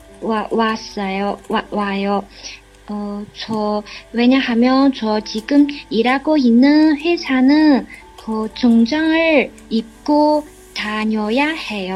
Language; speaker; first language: Korean; non-native, learner; Chinese